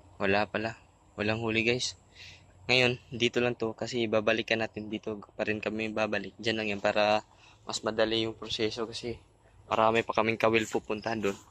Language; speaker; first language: Filipino; non-native, local second language; Cebuano